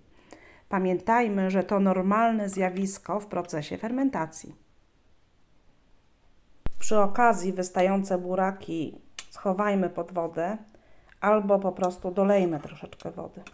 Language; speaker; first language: Polish; native; Polish